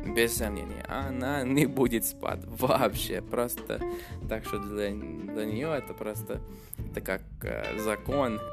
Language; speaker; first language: Russian; non-native, fluent; English